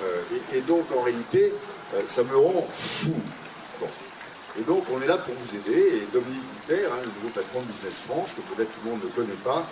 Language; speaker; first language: French; native; French